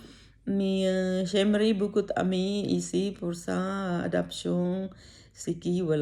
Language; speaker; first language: French; non-native, learner; Filipino